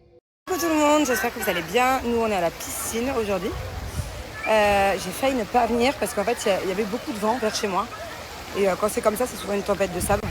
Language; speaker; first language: French; native; French